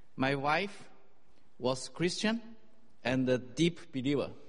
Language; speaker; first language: English; non-native, fluent; Chinese